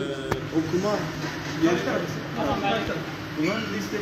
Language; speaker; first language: Turkish; non-native, learner; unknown